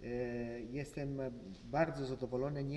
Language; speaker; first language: Polish; non-native, learner; Italian